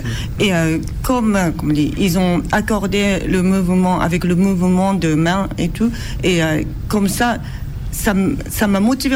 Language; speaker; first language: French; non-native, fluent; Japanese